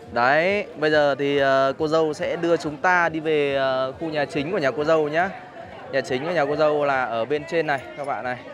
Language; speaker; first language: Vietnamese; native; Vietnamese